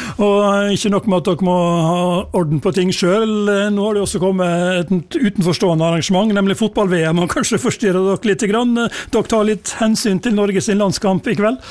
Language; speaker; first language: Norwegian; native; Norwegian